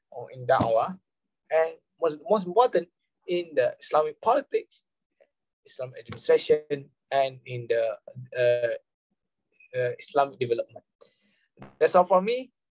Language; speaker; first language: English; non-native, local second language; Malay